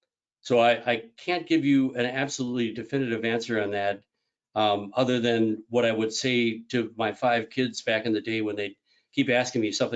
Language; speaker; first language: English; native; English